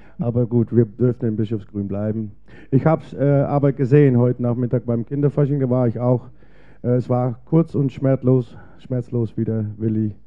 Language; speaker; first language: German; non-native, fluent; Dutch